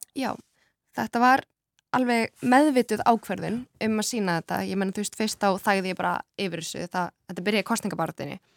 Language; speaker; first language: Icelandic; early bilingual, other home language; Kurdish